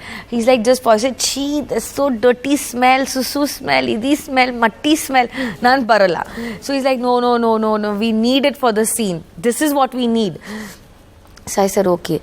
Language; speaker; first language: Kannada; non-native, learner; Punjabi